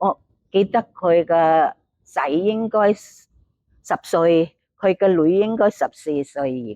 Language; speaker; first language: Cantonese; non-native, learner; Thai